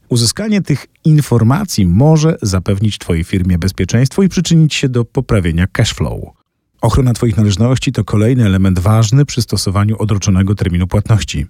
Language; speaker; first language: Polish; native; Polish